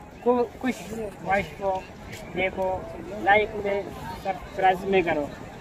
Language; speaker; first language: Hindi; non-native, learner; Oromo